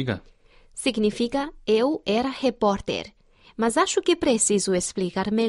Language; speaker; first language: Portuguese; non-native, fluent; Chinese